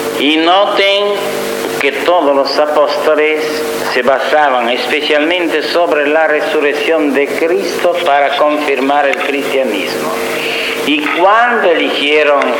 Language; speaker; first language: Spanish; non-native, fluent; Italian